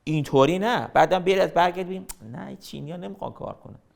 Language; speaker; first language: Persian; native; Persian